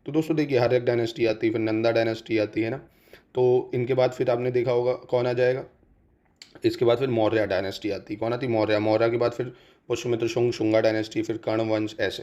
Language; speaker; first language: Hindi; native; Hindi